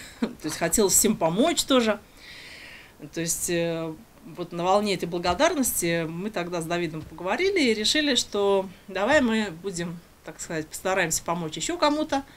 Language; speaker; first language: Russian; native; Russian